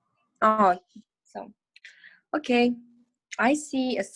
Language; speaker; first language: English; non-native, learner; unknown